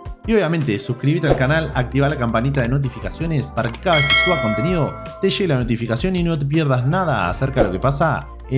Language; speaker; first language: Spanish; native; Spanish